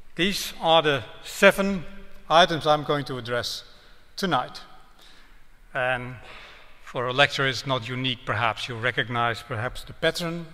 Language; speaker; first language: English; non-native, fluent; Dutch